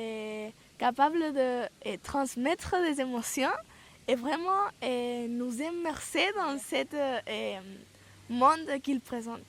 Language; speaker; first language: French; non-native, fluent; Spanish